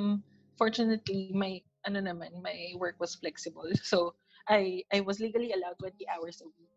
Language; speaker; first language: English; non-native, local second language; Filipino